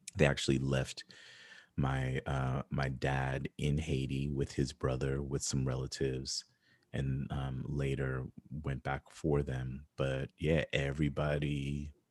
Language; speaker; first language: English; native; English